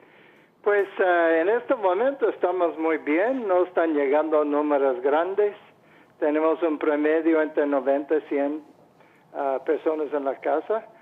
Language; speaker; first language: Spanish; non-native, fluent; English